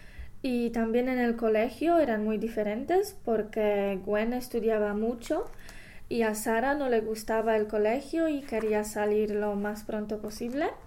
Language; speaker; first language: Spanish; non-native, learner; English